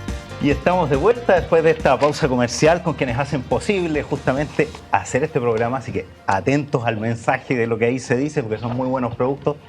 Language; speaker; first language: Spanish; native; Spanish